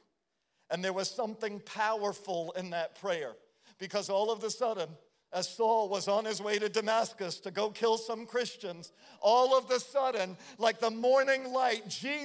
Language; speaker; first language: English; native; English